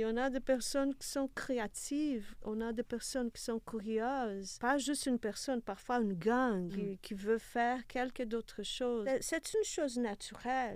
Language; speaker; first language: French; non-native, fluent; Portuguese